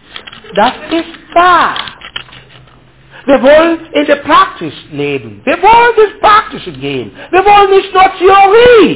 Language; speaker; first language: German; non-native, learner; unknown